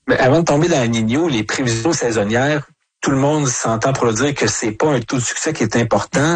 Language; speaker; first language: French; native; French